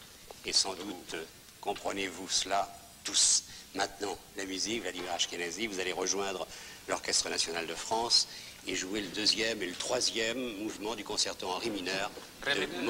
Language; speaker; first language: French; native; French